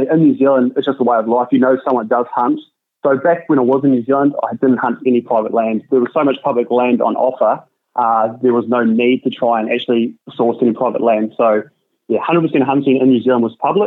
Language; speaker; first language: English; native; English